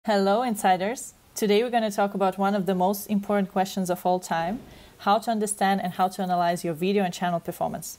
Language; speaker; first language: English; non-native, fluent; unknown